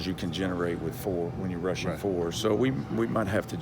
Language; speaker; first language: English; native; English